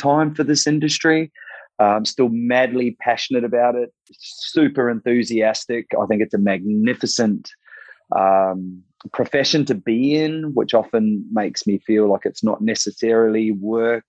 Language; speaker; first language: English; native; English